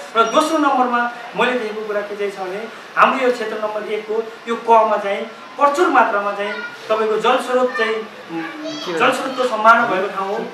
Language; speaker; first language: Nepali; native; Nepali